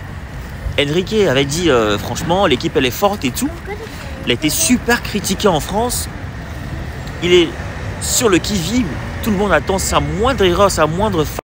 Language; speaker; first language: French; native; French